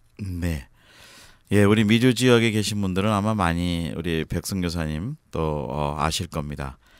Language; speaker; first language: Korean; native; Korean